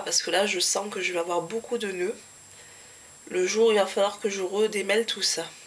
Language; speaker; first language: French; native; French